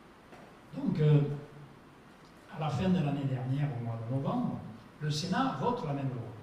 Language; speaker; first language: French; native; French